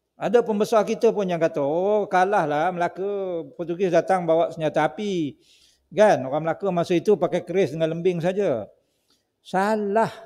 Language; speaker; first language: Malay; native; Malay